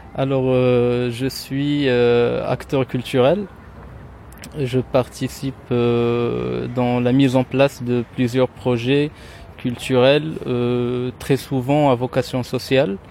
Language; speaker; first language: French; non-native, local second language; Arabic